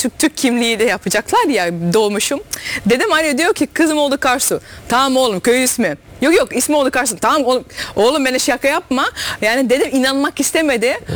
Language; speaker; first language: Turkish; early bilingual, heritage; Dutch